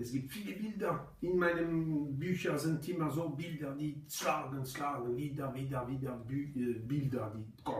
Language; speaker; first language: German; non-native, fluent; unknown